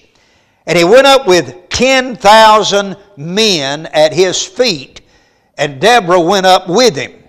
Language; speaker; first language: English; native; English